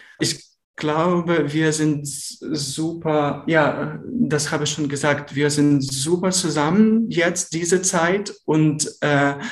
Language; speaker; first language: German; non-native, learner; Ukrainian